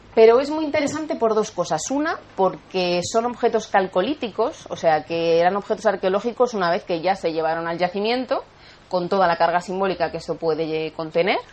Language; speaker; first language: Spanish; native; Spanish